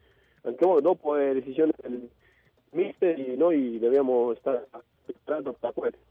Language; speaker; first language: Italian; non-native, fluent; Spanish